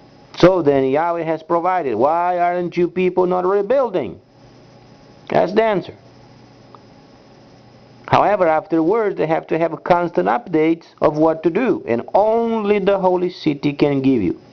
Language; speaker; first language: English; non-native, fluent; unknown